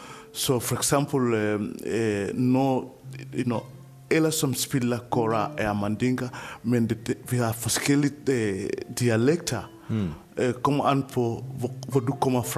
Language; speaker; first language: Danish; non-native, fluent; Mandingo